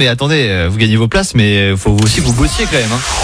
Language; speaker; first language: French; native; French